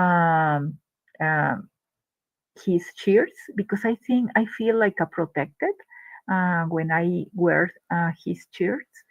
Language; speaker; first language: English; non-native, learner; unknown